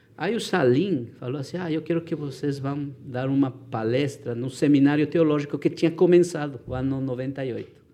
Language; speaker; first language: Portuguese; non-native, fluent; Spanish